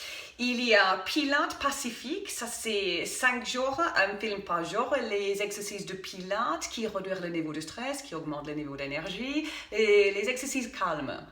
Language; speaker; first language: French; non-native, fluent; English